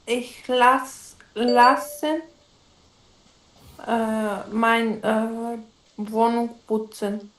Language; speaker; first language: German; non-native, learner; Macedonian